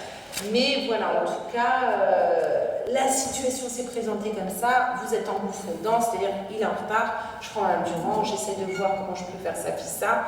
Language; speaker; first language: French; native; French